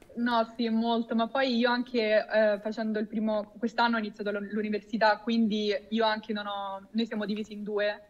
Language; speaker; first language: Italian; native; Italian